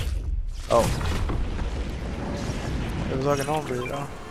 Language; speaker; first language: Swedish; native; Swedish